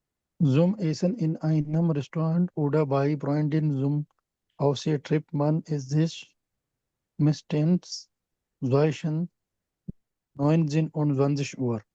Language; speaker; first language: German; non-native, learner; Urdu